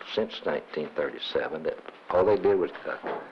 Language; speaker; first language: English; native; English